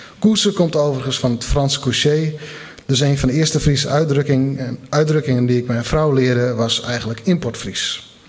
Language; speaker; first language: Dutch; non-native, local second language; Western Frisian